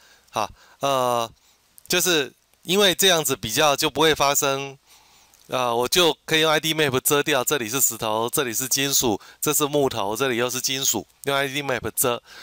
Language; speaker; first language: Chinese; native; Chinese